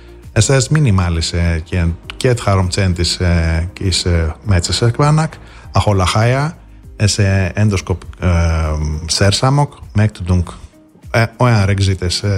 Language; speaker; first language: Hungarian; non-native, fluent; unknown